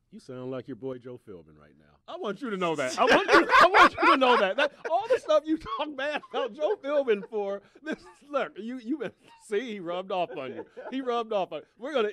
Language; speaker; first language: English; native; English